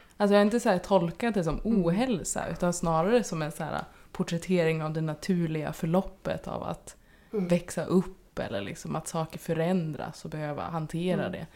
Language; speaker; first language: Swedish; native; Swedish